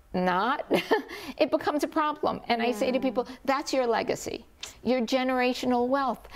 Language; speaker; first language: English; native; English